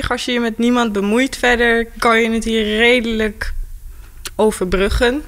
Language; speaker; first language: Dutch; native; Dutch